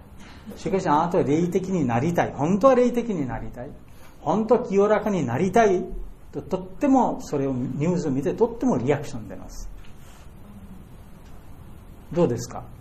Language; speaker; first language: Japanese; non-native, fluent; Bangla